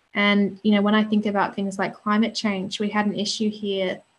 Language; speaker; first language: English; native; English